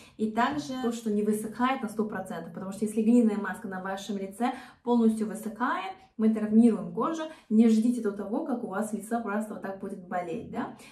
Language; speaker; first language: Russian; non-native, fluent; Korean